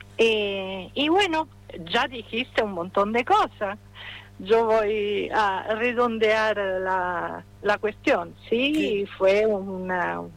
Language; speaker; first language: Spanish; non-native, fluent; Italian